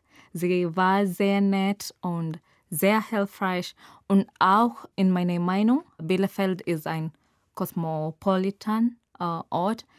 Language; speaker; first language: German; non-native, learner; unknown